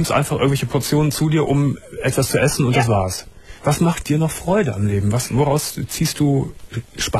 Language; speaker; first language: German; native; German